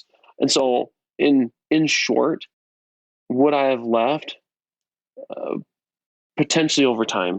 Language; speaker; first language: English; native; English